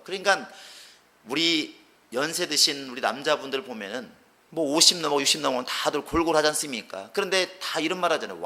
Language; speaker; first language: Korean; native; Korean